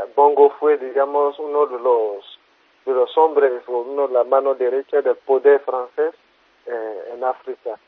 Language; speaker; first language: Spanish; non-native, fluent; French